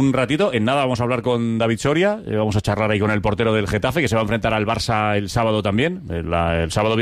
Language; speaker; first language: Spanish; native; Spanish